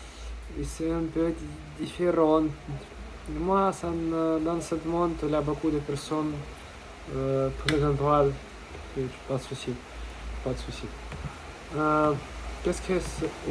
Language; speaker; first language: French; non-native, learner; Russian